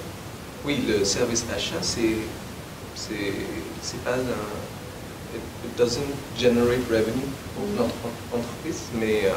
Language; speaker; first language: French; non-native, learner; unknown